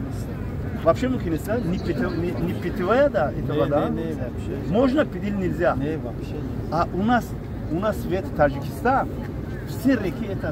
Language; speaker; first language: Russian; non-native, learner; Tajik